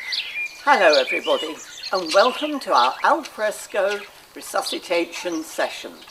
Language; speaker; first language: English; native; English